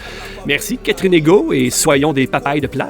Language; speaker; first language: French; native; French